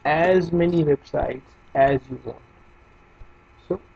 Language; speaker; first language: English; non-native, local second language; Hindi